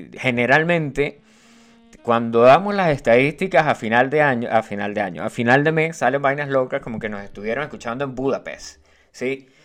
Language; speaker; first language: Spanish; native; Spanish